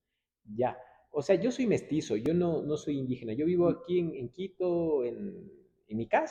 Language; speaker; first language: Spanish; native; Spanish